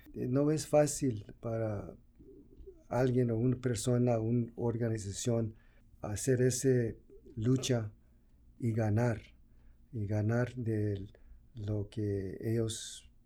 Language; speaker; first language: Spanish; early bilingual, heritage; Spanish